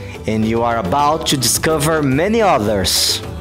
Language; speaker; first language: English; non-native, fluent; Portuguese